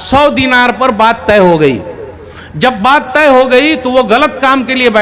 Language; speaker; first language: Hindi; native; Hindi